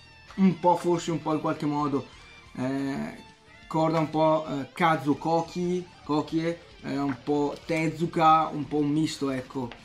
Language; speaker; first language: Italian; native; Italian